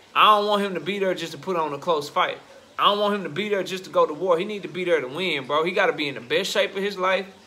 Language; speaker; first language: English; native; English